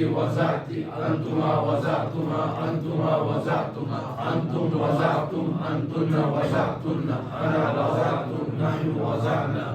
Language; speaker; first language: Arabic; non-native, learner; Urdu